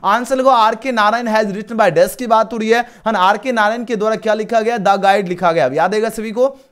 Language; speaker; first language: Hindi; native; Hindi